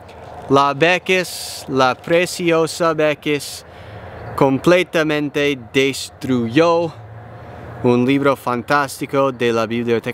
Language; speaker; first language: Spanish; non-native, learner; English